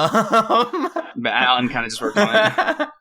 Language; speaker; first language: English; native; English